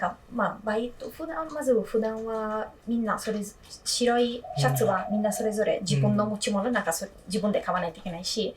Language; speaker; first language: Japanese; non-native, fluent; Italian